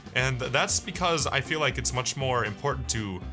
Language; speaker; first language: English; native; English